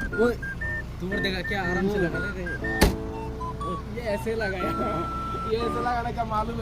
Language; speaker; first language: Hindi; non-native, learner; Bangla